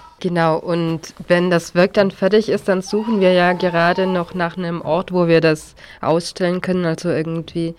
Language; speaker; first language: German; native; German